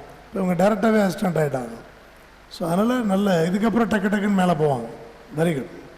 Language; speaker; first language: Tamil; native; Tamil